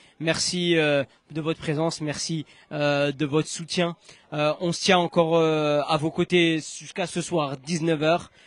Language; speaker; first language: French; native; French